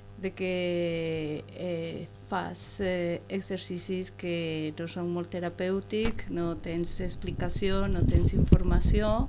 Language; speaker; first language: Catalan; non-native, learner; Spanish